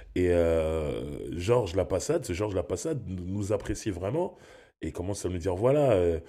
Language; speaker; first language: French; native; French